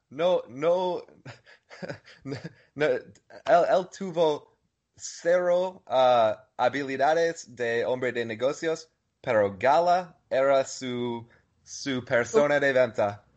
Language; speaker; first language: Spanish; non-native, learner; English